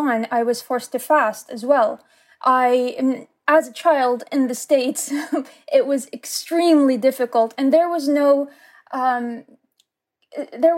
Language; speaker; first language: English; native; English